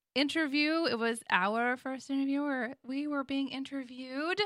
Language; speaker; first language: English; native; English